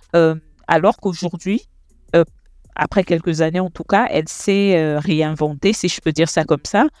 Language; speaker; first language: French; non-native, local second language; Lingala